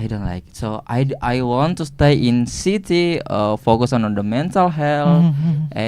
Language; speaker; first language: English; non-native, learner; Indonesian